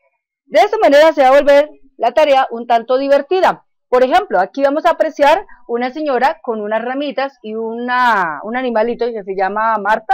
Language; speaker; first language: Spanish; native; Spanish